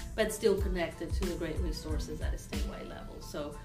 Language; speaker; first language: English; non-native, fluent; Spanish